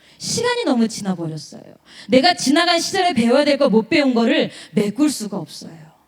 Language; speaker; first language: Korean; native; Korean